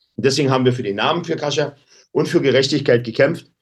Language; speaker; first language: German; native; German